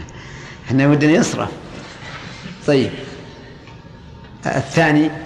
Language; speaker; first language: Arabic; native; Arabic